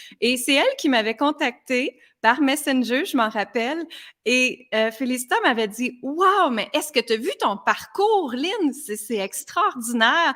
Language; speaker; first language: French; native; French